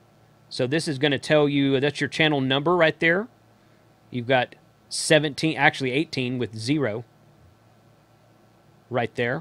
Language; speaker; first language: English; native; English